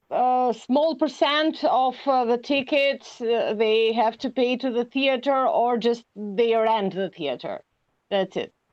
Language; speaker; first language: English; non-native, learner; Albanian